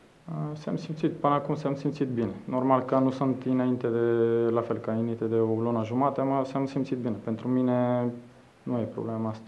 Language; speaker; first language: Romanian; non-native, learner; Bulgarian